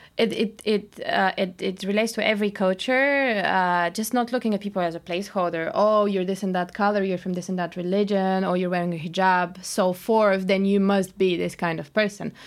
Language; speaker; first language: English; non-native, fluent; Bulgarian